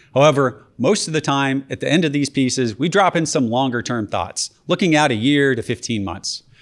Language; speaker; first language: English; native; English